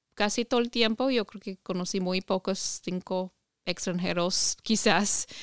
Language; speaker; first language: Spanish; non-native, fluent; English